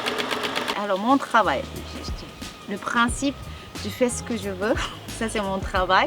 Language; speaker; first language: French; non-native, fluent; Japanese